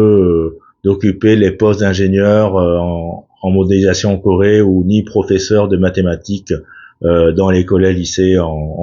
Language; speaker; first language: French; early bilingual, other home language; Korean